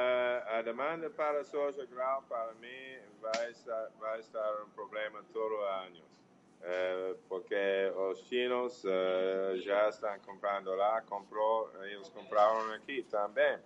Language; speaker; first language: Portuguese; non-native, learner; English